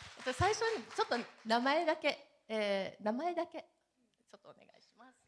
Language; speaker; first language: Japanese; native; Japanese